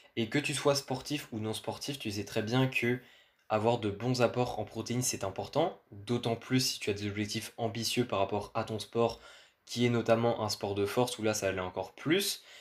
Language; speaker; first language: French; native; French